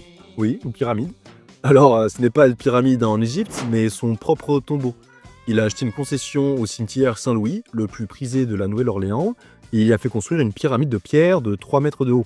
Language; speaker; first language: French; native; French